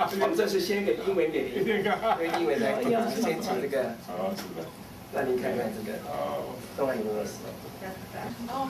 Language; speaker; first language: Chinese; native; Chinese